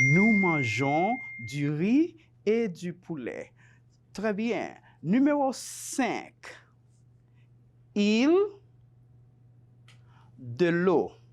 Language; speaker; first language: French; non-native, fluent; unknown